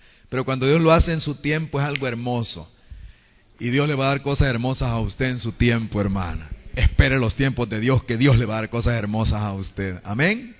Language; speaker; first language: Spanish; native; Spanish